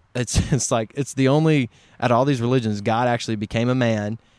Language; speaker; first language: English; native; English